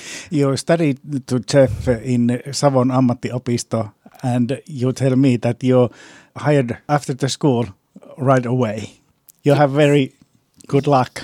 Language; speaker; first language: English; non-native, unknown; Finnish